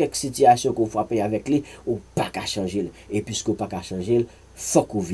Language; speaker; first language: French; non-native, learner; Haitian Creole